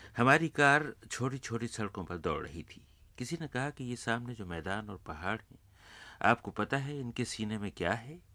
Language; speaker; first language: Urdu; native; Urdu